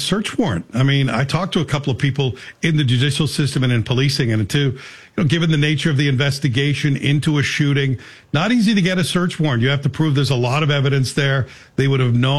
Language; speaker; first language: English; native; English